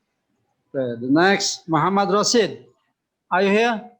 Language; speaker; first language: English; non-native, local second language; Indonesian